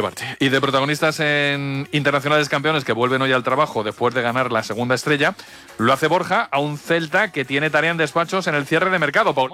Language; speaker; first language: Spanish; native; Spanish